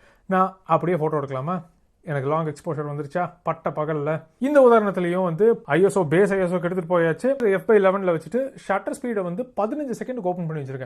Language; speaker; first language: Tamil; native; Tamil